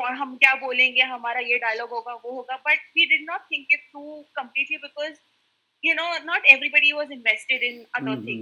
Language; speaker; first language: English; non-native, local second language; Hindi